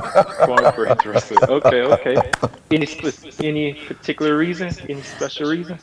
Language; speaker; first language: English; native; English